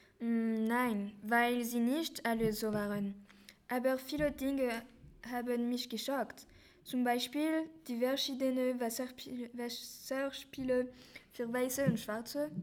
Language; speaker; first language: German; non-native, learner; French